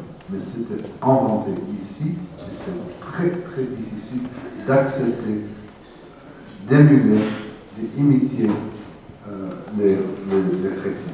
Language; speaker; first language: French; non-native, fluent; English